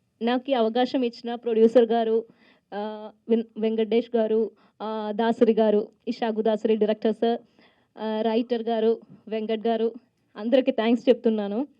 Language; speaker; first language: Telugu; non-native, local second language; Malayalam